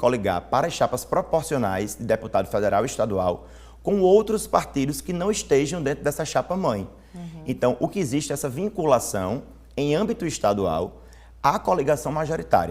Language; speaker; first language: Portuguese; native; Portuguese